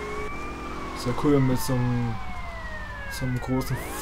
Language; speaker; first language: German; native; German